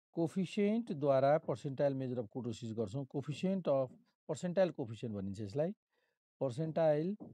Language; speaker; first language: Nepali; non-native, local second language; Maithili